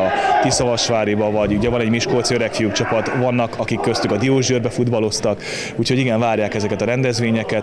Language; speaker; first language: Hungarian; native; Hungarian